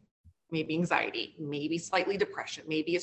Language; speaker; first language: English; native; English